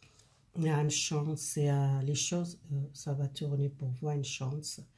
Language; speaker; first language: French; non-native, fluent; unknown